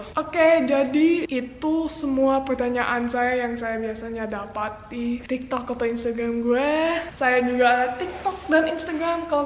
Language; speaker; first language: Indonesian; non-native, local second language; English